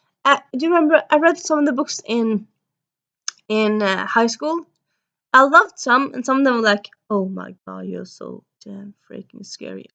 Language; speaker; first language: English; early bilingual, heritage; Norwegian